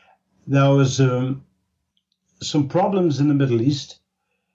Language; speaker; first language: English; native; English